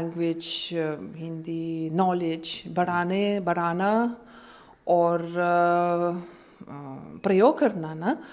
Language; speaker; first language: Hindi; non-native, learner; Lithuanian